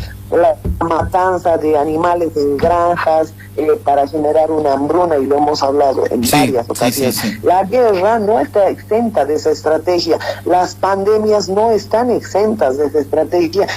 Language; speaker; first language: Spanish; native; Spanish